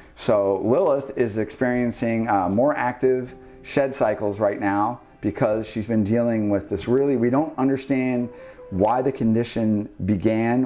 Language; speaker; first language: English; native; English